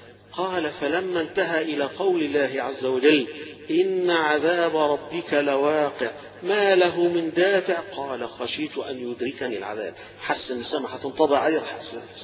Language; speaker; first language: Arabic; native; Arabic